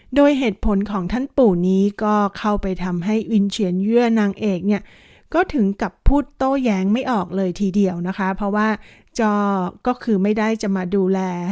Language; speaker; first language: Thai; native; Thai